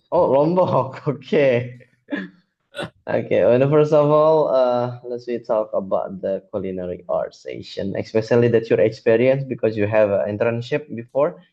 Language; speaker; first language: English; non-native, fluent; Indonesian